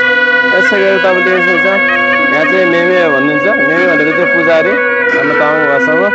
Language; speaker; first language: Nepali; non-native, local second language; Eastern Tamang